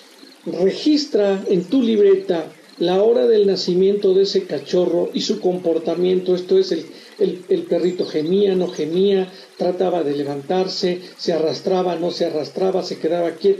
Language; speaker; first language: Spanish; native; Spanish